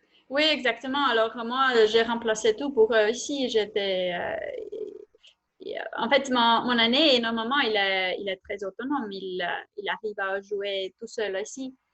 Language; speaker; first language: French; non-native, fluent; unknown